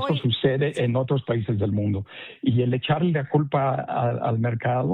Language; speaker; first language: Spanish; native; Spanish